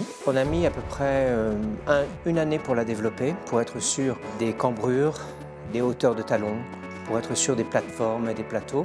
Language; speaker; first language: French; native; French